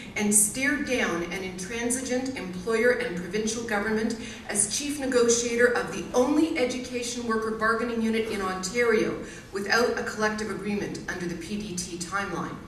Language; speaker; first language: English; native; English